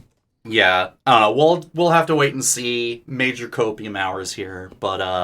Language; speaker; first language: English; native; English